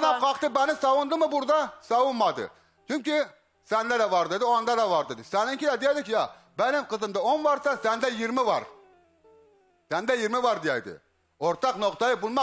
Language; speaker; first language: Turkish; native; Turkish